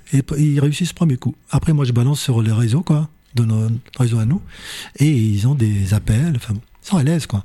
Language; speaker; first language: French; non-native, local second language; Arabic